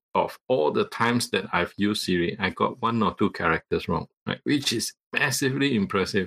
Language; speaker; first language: English; non-native, local second language; Cantonese